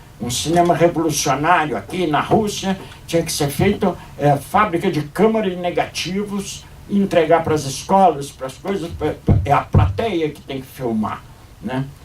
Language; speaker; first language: Portuguese; native; Portuguese